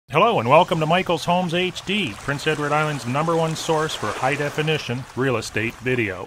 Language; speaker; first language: English; native; English